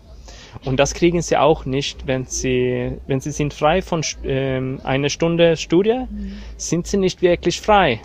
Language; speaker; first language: German; non-native, learner; Swedish